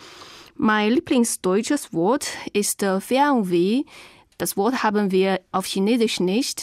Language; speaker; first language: German; non-native, fluent; Chinese